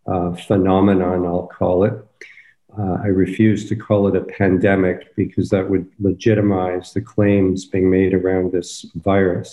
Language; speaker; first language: English; native; English